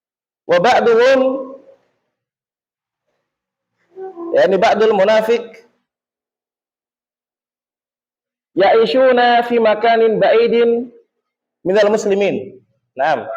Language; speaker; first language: Arabic; non-native, learner; Indonesian